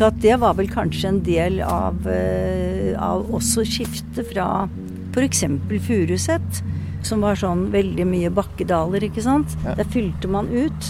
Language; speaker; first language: Norwegian; native; Norwegian